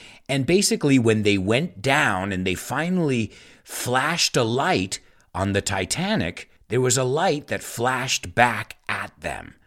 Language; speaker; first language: English; native; English